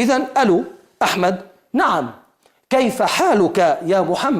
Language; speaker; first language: Arabic; non-native, fluent; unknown